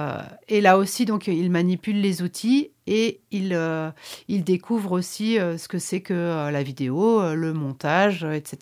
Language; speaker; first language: French; native; French